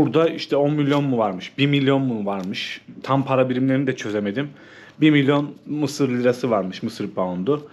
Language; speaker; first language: Turkish; native; Turkish